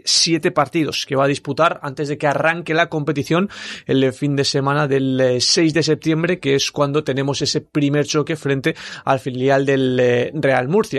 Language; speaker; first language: Spanish; native; Spanish